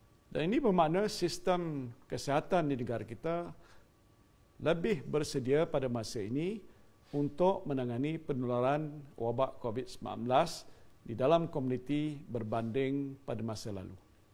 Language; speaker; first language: Malay; native; Malay